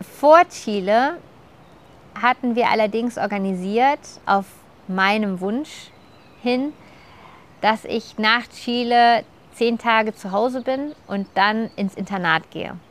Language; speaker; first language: German; native; German